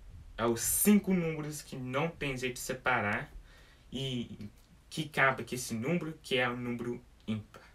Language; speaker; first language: Portuguese; early bilingual, heritage; English